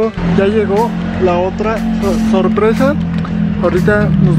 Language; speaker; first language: Spanish; native; Spanish